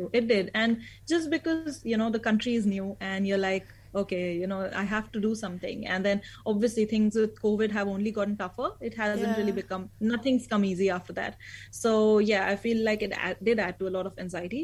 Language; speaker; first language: English; non-native, local second language; Hindi